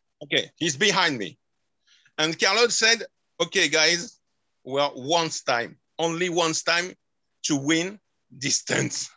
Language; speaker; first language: English; non-native, learner; French